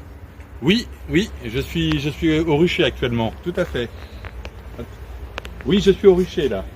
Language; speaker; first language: French; native; French